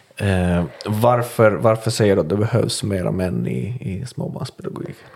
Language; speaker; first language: Swedish; native; Swedish